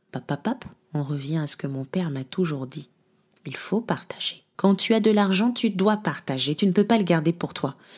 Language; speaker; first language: French; non-native, local second language; Lingala